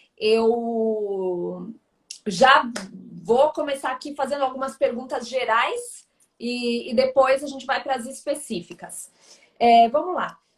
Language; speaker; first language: Portuguese; native; Portuguese